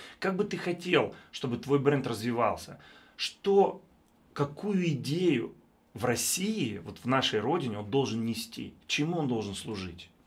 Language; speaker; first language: Russian; native; Russian